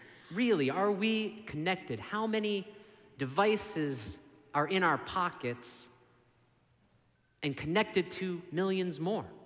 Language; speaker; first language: English; native; English